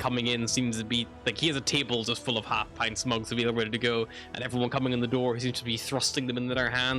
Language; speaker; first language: English; native; English